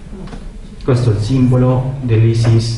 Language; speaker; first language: Italian; non-native, learner; Arabic